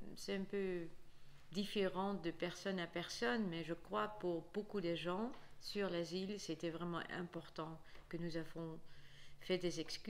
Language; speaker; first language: French; non-native, fluent; Dutch